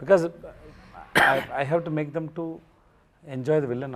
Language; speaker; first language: Telugu; non-native, learner; Tamil